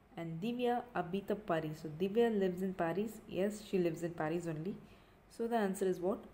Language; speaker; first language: English; non-native, local second language; Tamil